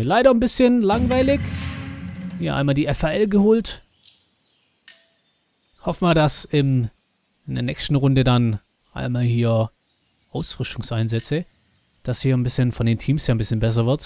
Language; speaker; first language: German; native; German